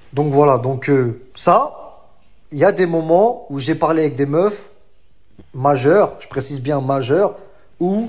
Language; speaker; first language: French; native; French